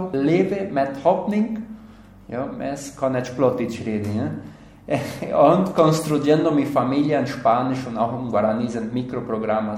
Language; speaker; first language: German; non-native, learner; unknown